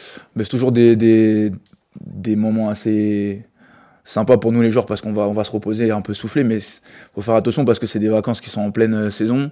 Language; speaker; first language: French; native; French